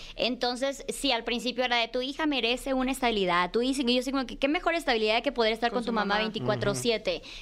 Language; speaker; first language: Spanish; native; Spanish